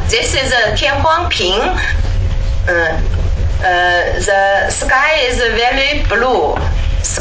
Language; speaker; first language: English; non-native, learner; Chinese